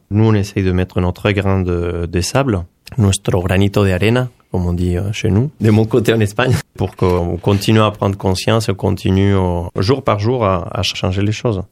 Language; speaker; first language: French; non-native, fluent; Spanish